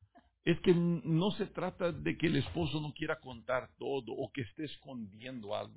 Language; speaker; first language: Spanish; native; Spanish